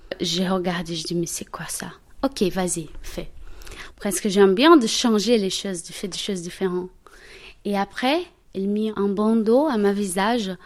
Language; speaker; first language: French; non-native, learner; Portuguese